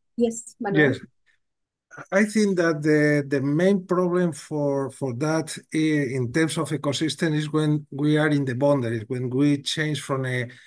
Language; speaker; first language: English; non-native, learner; Spanish